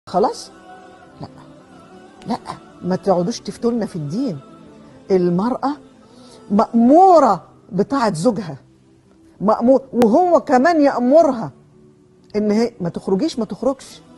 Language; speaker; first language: Arabic; native; Arabic